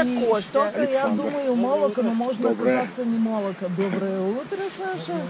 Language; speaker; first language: Russian; non-native, learner; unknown